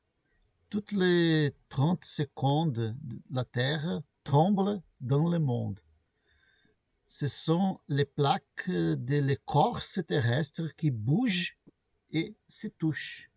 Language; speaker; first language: French; non-native, learner; Portuguese